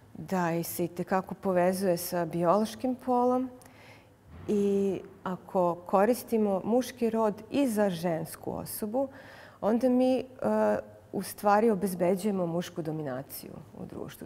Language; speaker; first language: Serbian; native; Serbian